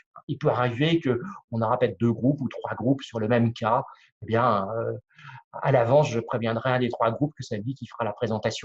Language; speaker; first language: French; native; French